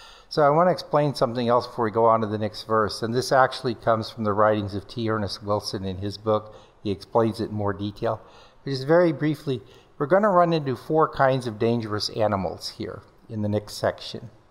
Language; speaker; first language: English; native; English